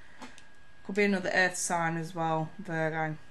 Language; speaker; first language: English; native; English